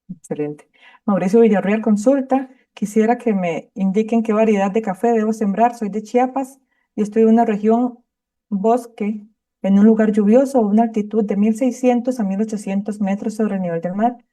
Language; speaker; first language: Spanish; native; Spanish